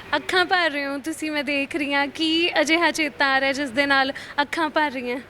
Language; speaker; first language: Punjabi; native; Punjabi